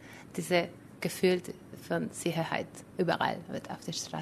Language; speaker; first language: German; non-native, fluent; Spanish